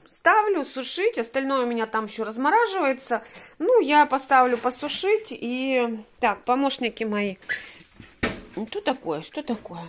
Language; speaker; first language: Russian; native; Russian